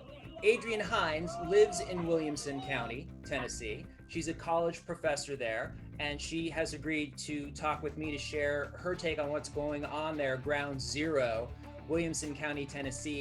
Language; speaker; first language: English; native; English